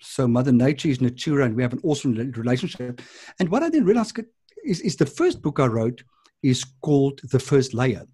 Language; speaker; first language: English; non-native, local second language; Afrikaans